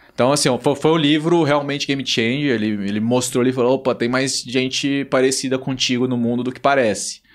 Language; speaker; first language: Portuguese; native; Portuguese